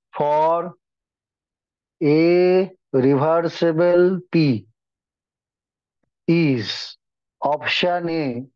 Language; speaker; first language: English; non-native, local second language; Hindi